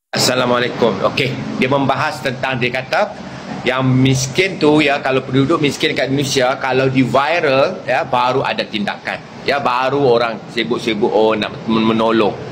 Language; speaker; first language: Malay; native; Malay